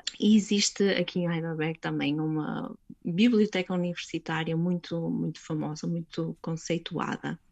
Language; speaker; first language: Portuguese; native; Portuguese